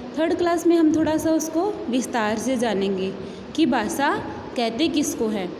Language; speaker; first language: Hindi; native; Hindi